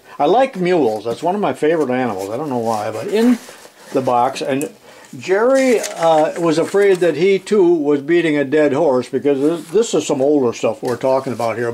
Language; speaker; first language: English; native; English